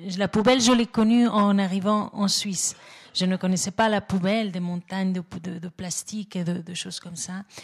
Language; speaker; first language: French; non-native, fluent; Spanish